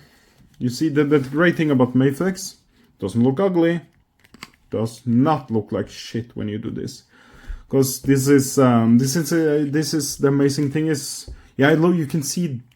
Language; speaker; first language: English; non-native, fluent; Norwegian